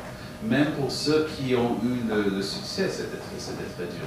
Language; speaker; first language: French; non-native, fluent; English